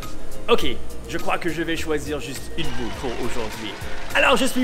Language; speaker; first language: French; non-native, learner; English